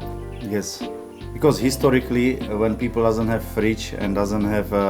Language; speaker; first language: English; non-native, learner; Czech